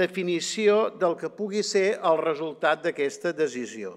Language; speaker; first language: Catalan; native; Catalan